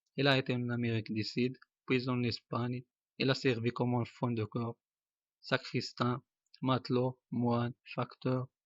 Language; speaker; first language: French; non-native, local second language; Arabic